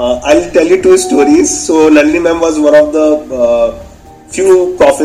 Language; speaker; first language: English; non-native, local second language; Hindi